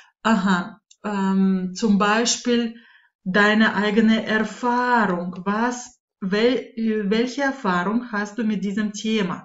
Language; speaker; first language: German; non-native, fluent; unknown